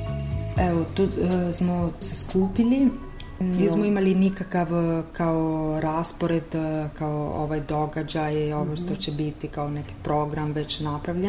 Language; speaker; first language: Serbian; non-native, learner; Italian